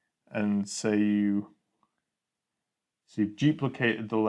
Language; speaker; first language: English; native; English